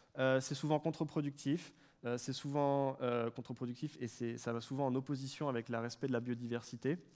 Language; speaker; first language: French; native; French